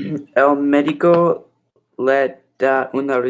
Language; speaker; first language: Spanish; non-native, learner; English